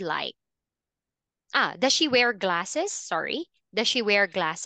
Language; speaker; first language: English; non-native, fluent; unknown